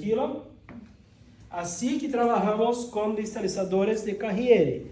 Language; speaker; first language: Spanish; non-native, fluent; Portuguese